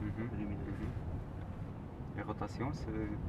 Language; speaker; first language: French; non-native, learner; Polish